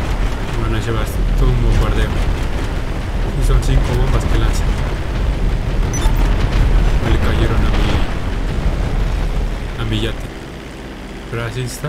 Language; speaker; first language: Spanish; native; Spanish